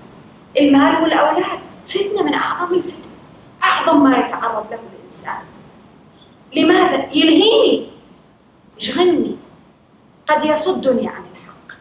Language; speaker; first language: Arabic; native; Arabic